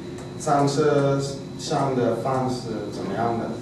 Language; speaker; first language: Chinese; non-native, learner; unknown